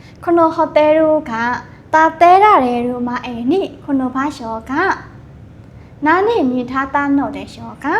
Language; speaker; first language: Japanese; non-native, learner; Burmese